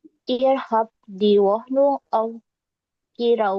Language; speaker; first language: German; non-native, learner; Indonesian